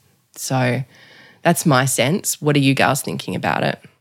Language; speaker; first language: English; native; English